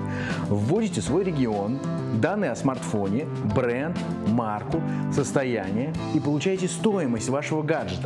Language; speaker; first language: Russian; native; Russian